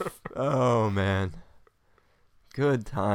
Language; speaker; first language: English; native; English